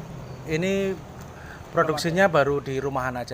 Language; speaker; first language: Indonesian; native; Indonesian